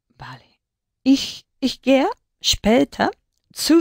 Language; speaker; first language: German; non-native, learner; Spanish